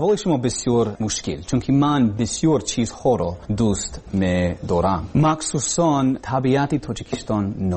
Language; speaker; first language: Persian; non-native, learner; English